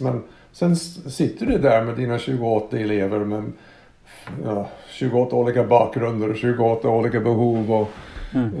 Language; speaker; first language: Swedish; non-native, fluent; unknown